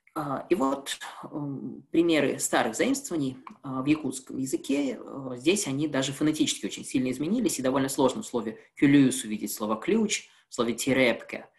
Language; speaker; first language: Russian; native; Russian